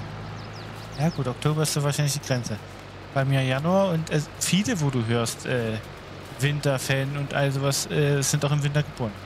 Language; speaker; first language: German; native; German